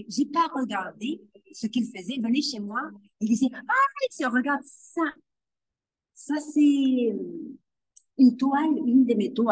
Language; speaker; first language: French; non-native, learner; Spanish